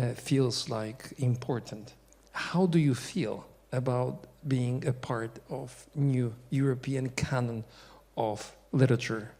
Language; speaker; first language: English; non-native, fluent; Polish